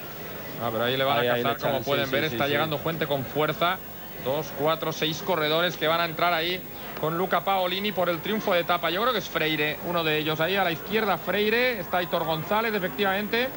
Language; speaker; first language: Spanish; native; Spanish